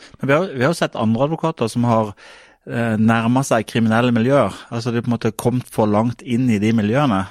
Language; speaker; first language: Norwegian; native; Norwegian